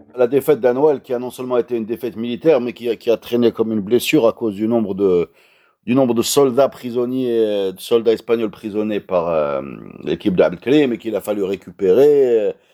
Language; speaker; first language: French; non-native, local second language; Arabic